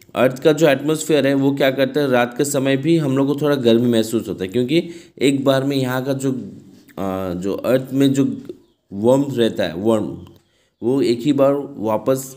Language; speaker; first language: Hindi; non-native, local second language; Bangla